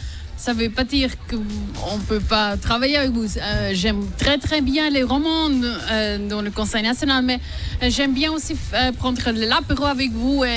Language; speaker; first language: French; non-native, local second language; Swiss German